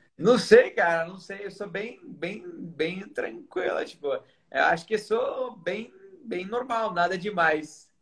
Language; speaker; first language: Portuguese; non-native, fluent; Arabic